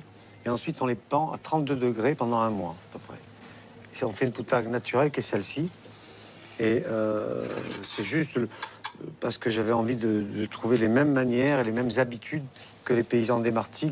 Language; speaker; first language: French; native; French